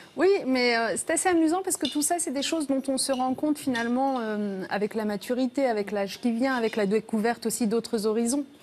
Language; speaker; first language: French; early bilingual, other home language; Riffian